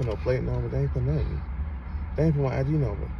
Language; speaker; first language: English; native; English